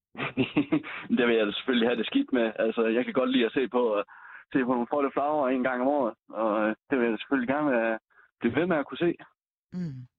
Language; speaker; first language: Danish; native; Danish